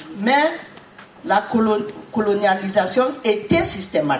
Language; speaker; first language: French; non-native, learner; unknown